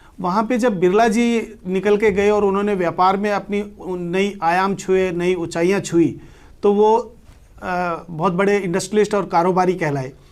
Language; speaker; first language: Hindi; native; Hindi